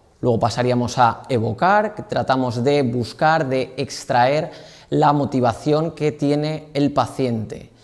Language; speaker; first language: Spanish; native; Spanish